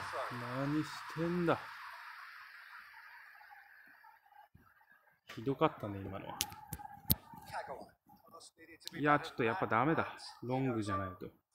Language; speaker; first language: Japanese; native; Japanese